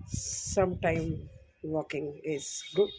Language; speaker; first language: English; non-native, learner; Hindi